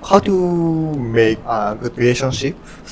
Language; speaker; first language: English; non-native, learner; Japanese